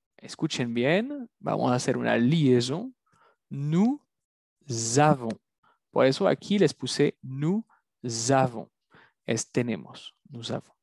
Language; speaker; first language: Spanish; non-native, fluent; French